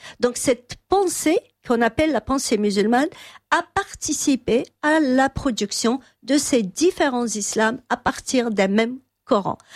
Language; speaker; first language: French; non-native, local second language; Arabic